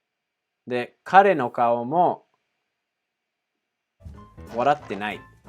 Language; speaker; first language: Japanese; non-native, fluent; English